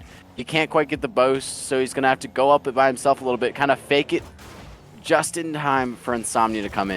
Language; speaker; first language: English; native; English